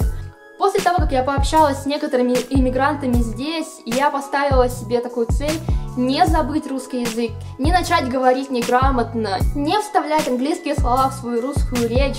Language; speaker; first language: Russian; native; Russian